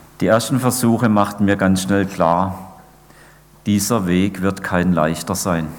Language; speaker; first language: German; native; German